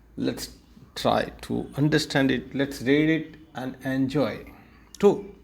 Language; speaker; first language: English; non-native, local second language; Gujarati